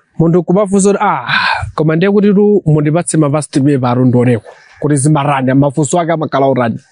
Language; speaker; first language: Nyanja; non-native, local second language; Tumbuka